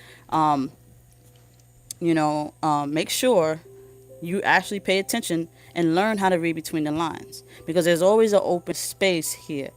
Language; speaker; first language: English; native; English